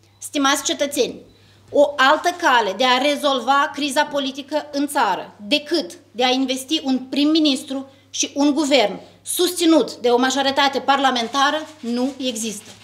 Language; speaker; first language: Romanian; native; Romanian